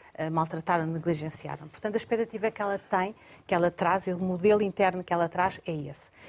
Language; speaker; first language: Portuguese; native; Portuguese